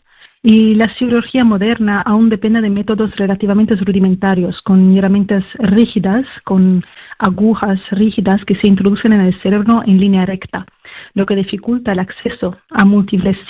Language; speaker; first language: Spanish; non-native, fluent; French